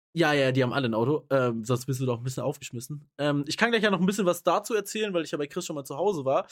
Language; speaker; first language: German; native; German